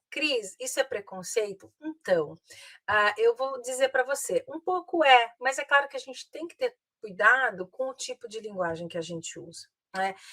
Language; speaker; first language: Portuguese; native; Portuguese